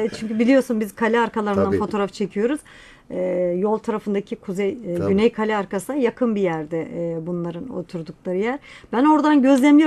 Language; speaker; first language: Turkish; native; Turkish